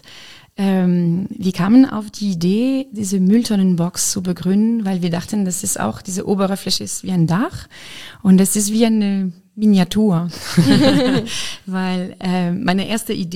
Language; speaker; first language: German; non-native, fluent; French